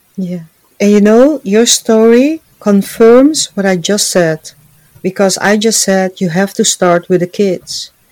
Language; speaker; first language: English; non-native, fluent; Dutch